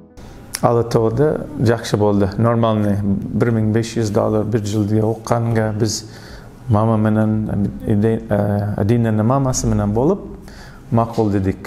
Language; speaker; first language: Kyrgyz; non-native, learner; English